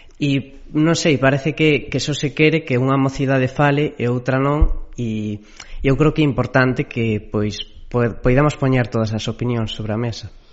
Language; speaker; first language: Galician; native; Galician